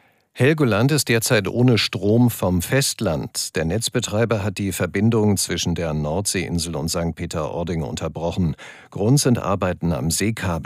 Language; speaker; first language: German; native; German